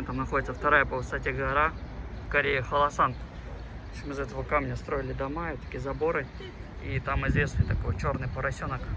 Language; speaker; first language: Russian; native; Russian